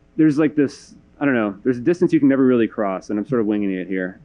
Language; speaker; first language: English; native; English